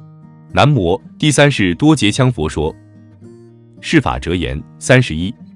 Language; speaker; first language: Chinese; native; Chinese